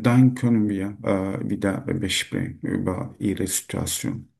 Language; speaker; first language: German; non-native, learner; Turkish